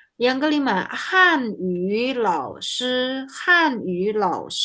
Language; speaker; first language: Chinese; non-native, fluent; Indonesian